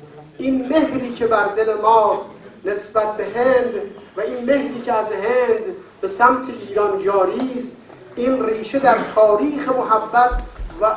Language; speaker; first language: Persian; native; Persian